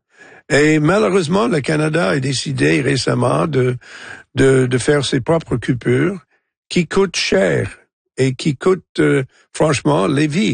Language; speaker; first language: French; non-native, local second language; English